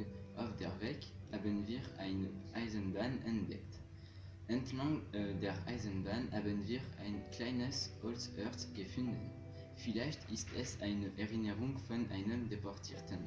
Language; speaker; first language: German; non-native, learner; French